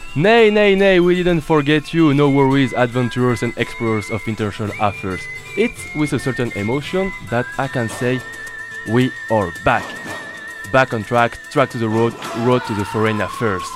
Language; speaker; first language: English; non-native, fluent; French